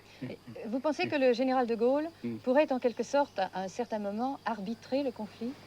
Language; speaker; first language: French; native; French